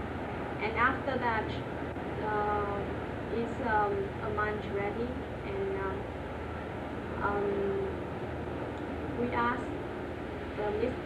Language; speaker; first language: English; non-native, learner; Vietnamese